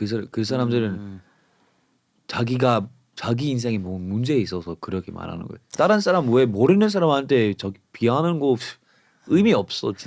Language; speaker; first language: Korean; non-native, fluent; English